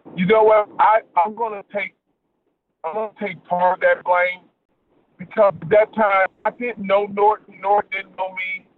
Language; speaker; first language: English; native; English